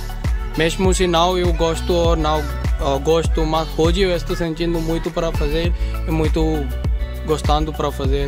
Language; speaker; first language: Portuguese; non-native, learner; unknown